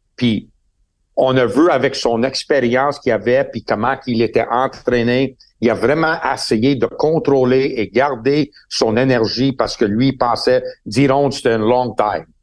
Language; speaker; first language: French; non-native, local second language; English